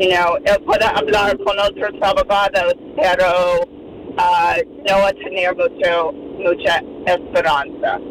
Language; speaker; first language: Spanish; non-native, fluent; English